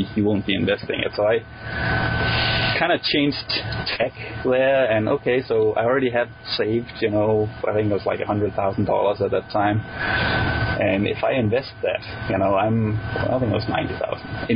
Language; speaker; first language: English; non-native, fluent; Danish